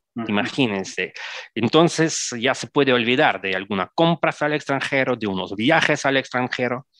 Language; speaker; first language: Spanish; non-native, fluent; Russian